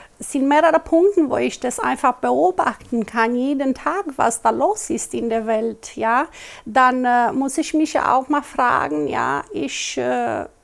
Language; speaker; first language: German; non-native, local second language; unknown